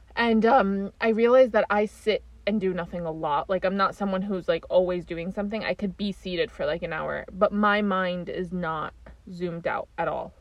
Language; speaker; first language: English; native; English